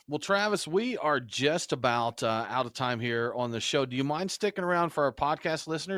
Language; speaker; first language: English; native; English